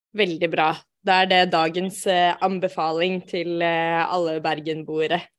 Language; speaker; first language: Norwegian; native; Norwegian